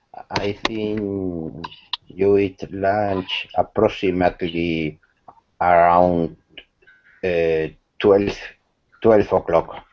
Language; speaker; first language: English; non-native, learner; Spanish